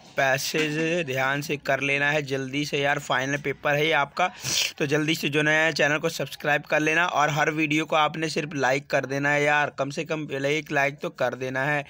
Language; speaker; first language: Hindi; non-native, local second language; Punjabi